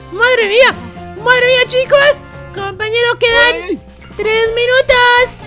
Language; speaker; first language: Spanish; native; Spanish